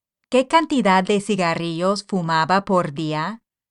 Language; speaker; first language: Spanish; non-native, fluent; English